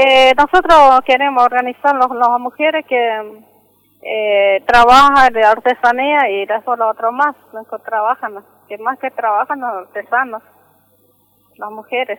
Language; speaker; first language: Spanish; non-native, local second language; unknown